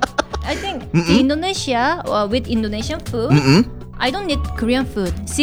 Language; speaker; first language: English; non-native, learner; Korean